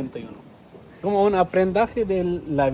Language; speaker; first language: Spanish; non-native, learner; Urdu